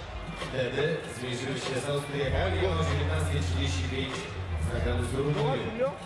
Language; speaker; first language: Polish; native; Polish